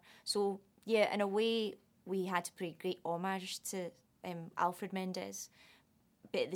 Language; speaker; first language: English; native; English